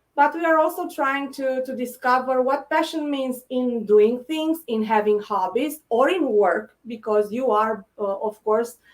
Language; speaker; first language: English; non-native, fluent; Romanian